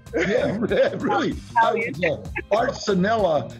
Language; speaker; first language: English; native; English